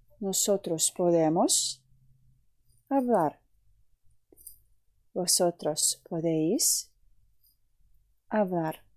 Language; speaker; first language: Spanish; non-native, fluent; Ukrainian